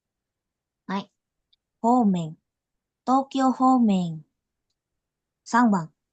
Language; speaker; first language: Japanese; non-native, learner; Indonesian